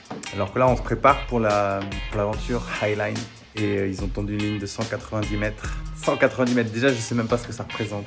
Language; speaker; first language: French; native; French